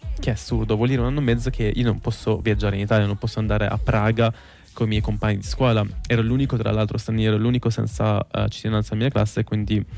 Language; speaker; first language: Italian; non-native, fluent; Arabic